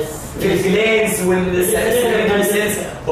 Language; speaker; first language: Arabic; native; Arabic